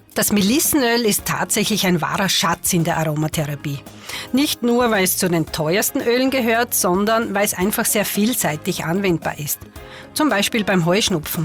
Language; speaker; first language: German; native; German